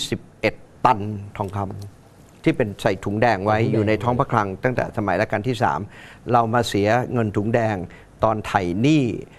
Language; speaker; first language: Thai; native; Thai